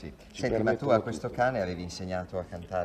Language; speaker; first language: Italian; native; Italian